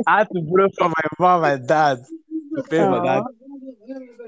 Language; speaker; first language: English; non-native, local second language; Igbo